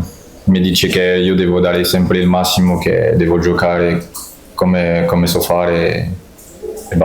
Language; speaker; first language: Italian; non-native, fluent; French